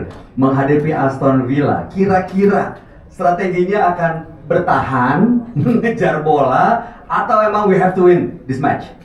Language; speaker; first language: Indonesian; native; Indonesian